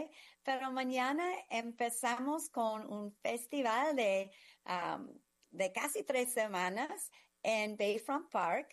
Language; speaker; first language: Spanish; non-native, fluent; English